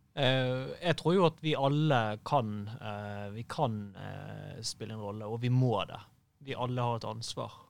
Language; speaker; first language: Norwegian; native; Norwegian